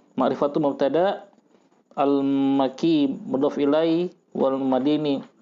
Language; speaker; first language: Arabic; non-native, fluent; Indonesian